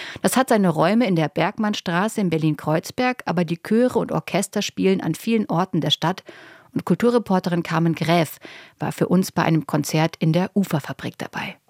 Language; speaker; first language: German; native; German